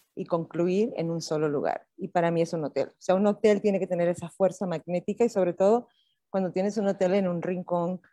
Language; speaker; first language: Spanish; native; Spanish